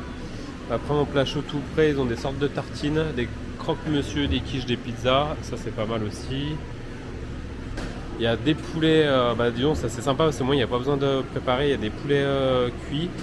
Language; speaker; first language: French; native; French